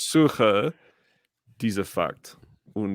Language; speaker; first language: German; non-native, learner; English